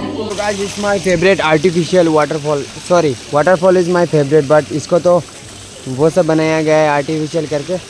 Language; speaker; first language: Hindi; non-native, local second language; Assamese